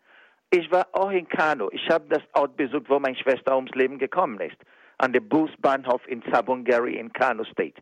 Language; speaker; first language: German; non-native, fluent; Igbo